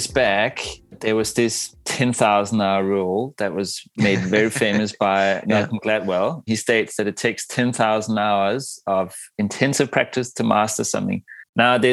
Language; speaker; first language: English; non-native, fluent; Danish